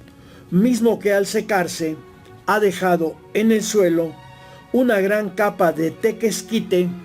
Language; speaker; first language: Spanish; native; Spanish